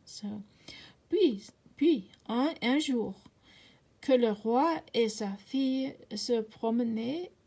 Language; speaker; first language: French; non-native, learner; English